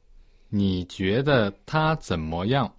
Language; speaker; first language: Chinese; non-native, learner; Portuguese